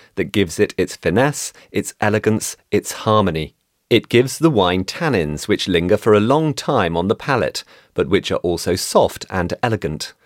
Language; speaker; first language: English; non-native, fluent; Italian